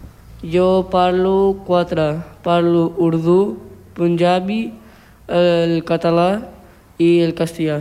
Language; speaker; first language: Catalan; early bilingual, other home language; Urdu